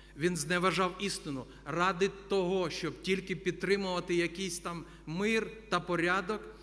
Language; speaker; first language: Ukrainian; non-native, local second language; Russian